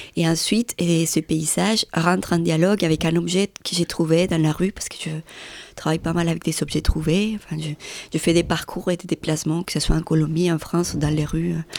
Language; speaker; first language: French; non-native, fluent; Spanish